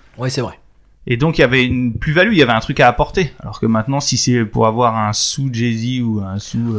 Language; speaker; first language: French; native; French